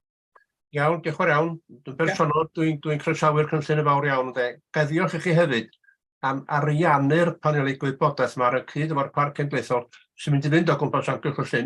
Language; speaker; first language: Welsh; native; Welsh